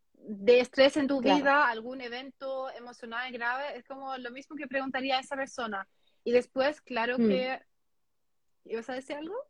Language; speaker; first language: Spanish; non-native, fluent; German